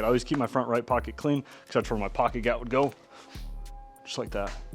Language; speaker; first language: English; native; English